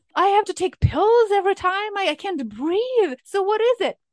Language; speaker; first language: English; non-native, fluent; Ukrainian